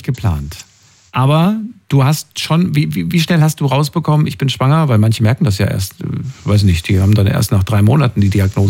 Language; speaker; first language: German; native; German